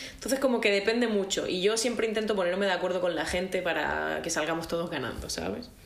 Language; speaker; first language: Spanish; native; Spanish